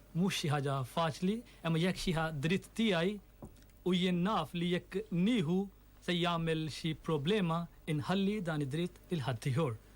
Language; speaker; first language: Maltese; non-native, fluent; Urdu